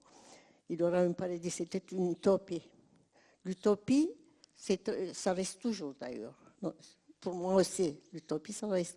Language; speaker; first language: French; non-native, fluent; Turkish